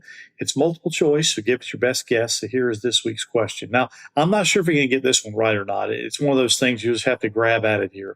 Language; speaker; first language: English; native; English